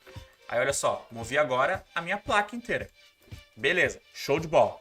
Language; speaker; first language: Portuguese; native; Portuguese